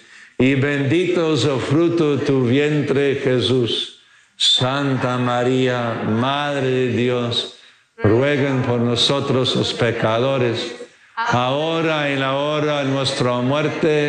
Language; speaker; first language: Spanish; non-native, fluent; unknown